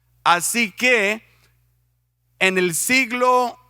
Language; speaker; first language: Spanish; non-native, fluent; English